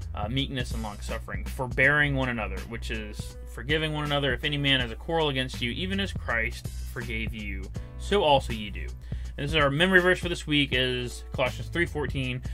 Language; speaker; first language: English; native; English